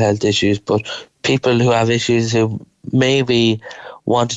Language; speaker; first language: English; native; English